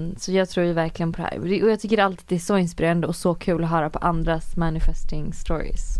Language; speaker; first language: Swedish; native; Swedish